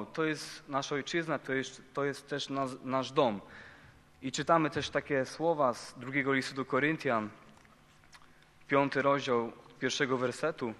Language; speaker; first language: Polish; native; Polish